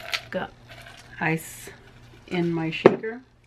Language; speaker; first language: English; early bilingual, other home language; Spanish